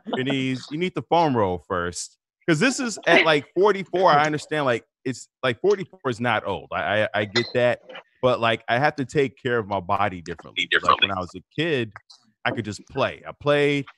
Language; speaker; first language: English; native; English